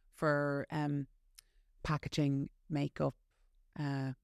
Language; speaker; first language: English; native; English